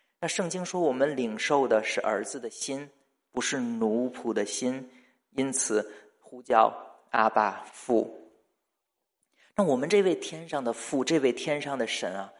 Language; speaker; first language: Chinese; native; Chinese